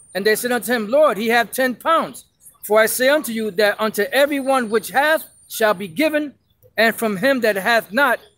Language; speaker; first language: English; native; English